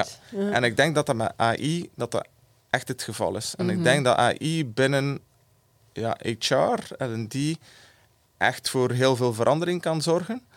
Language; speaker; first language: Dutch; native; Dutch